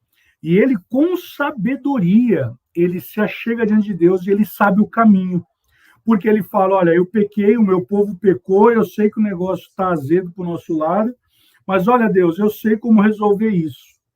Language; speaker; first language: Portuguese; native; Portuguese